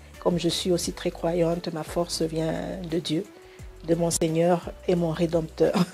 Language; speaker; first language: French; non-native, local second language; Bemba